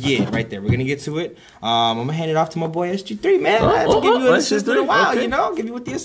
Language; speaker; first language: English; native; English